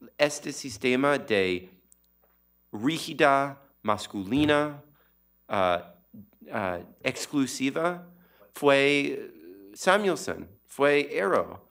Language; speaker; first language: Spanish; non-native, learner; English